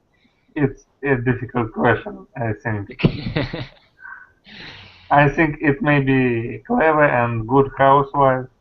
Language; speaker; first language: English; non-native, learner; Russian